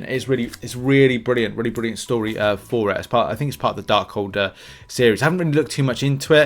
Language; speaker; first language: English; native; English